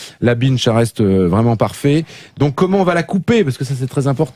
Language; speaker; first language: French; native; French